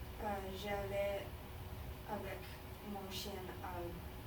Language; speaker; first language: French; non-native, learner; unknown